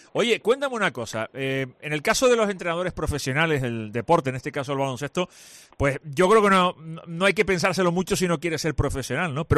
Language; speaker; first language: Spanish; native; Spanish